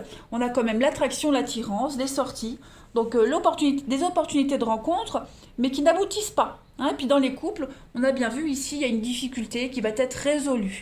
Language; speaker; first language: French; native; French